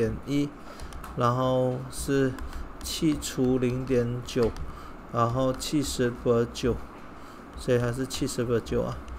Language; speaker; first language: Chinese; non-native, local second language; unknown